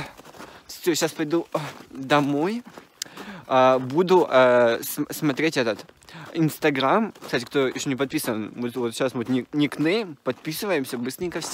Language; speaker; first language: Russian; native; Russian